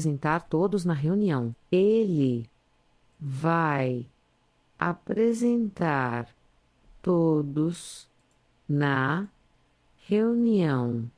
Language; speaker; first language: Portuguese; non-native, learner; English